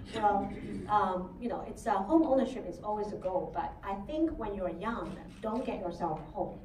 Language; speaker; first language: English; non-native, fluent; Chinese